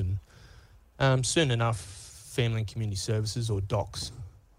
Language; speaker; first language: English; native; English